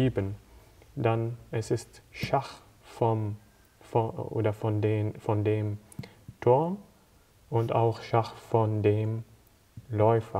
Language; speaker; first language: German; non-native, learner; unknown